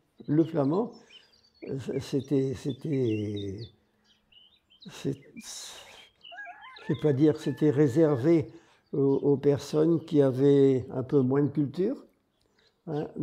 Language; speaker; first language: French; non-native, local second language; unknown